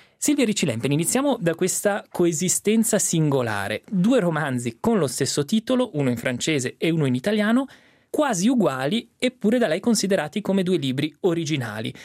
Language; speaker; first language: Italian; native; Italian